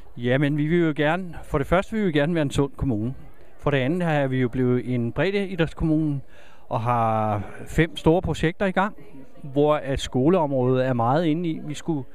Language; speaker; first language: Danish; native; Danish